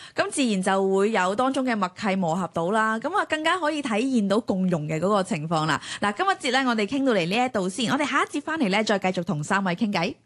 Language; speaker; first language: Cantonese; native; Cantonese